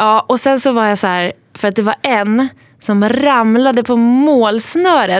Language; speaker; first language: Swedish; native; Swedish